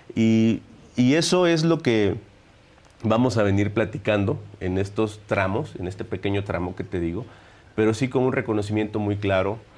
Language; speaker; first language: Spanish; native; Spanish